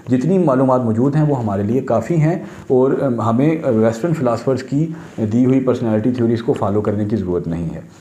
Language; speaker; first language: Urdu; native; Urdu